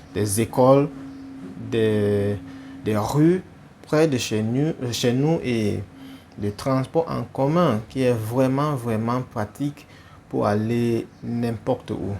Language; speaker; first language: French; non-native, fluent; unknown